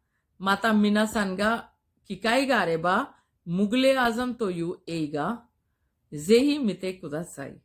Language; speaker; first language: Japanese; non-native, fluent; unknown